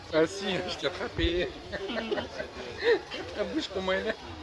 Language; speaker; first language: French; native; French